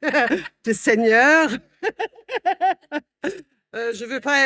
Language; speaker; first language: French; non-native, fluent; German